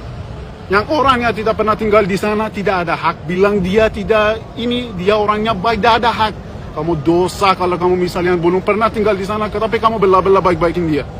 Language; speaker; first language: Indonesian; non-native, learner; Persian